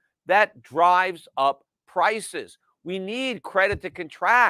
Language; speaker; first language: English; native; English